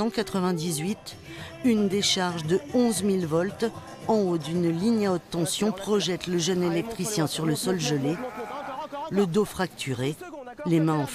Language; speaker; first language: French; native; French